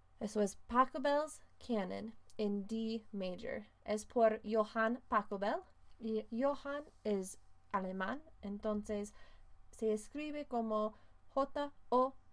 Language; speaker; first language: Spanish; non-native, fluent; English